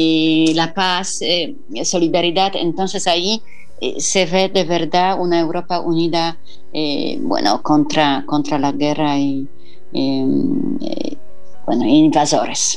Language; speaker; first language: Spanish; non-native, fluent; Polish